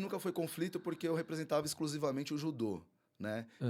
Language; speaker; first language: Portuguese; native; Portuguese